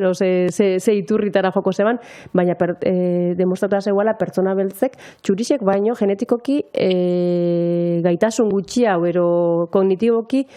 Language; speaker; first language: Basque; native; Basque